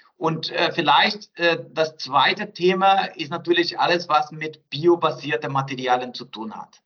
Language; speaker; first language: German; non-native, fluent; Portuguese